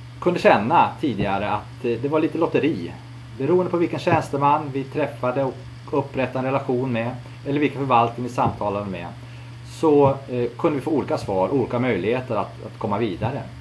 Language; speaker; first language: Swedish; native; Swedish